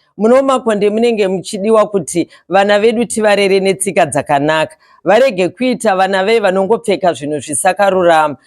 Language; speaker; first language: Shona; native; Shona